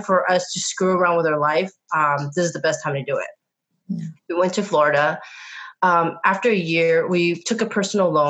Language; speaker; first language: English; native; English